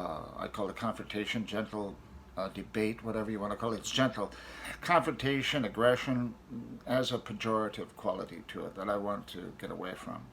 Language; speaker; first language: English; native; English